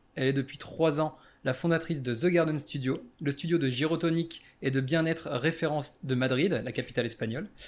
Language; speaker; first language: French; native; French